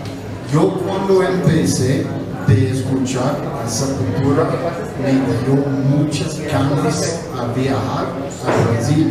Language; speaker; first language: Spanish; non-native, fluent; English